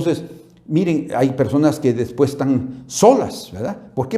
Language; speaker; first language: Spanish; native; Spanish